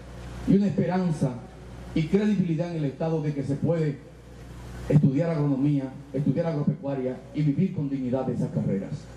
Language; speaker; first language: Spanish; native; Spanish